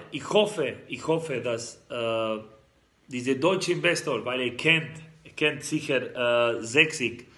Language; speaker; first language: German; non-native, learner; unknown